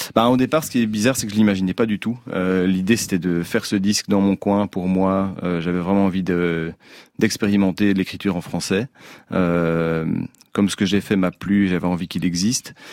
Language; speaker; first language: French; native; French